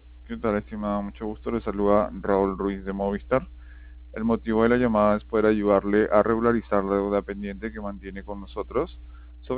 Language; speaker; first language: Spanish; native; Spanish